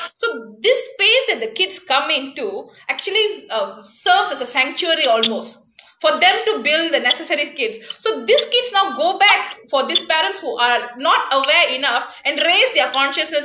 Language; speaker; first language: English; non-native, local second language; Tamil